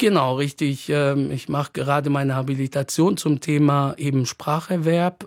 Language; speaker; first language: German; non-native, fluent; Arabic